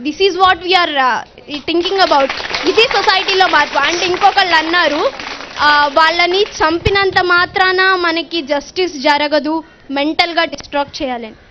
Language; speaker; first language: Telugu; native; Telugu